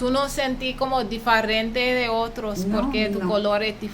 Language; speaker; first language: Spanish; early bilingual, heritage; English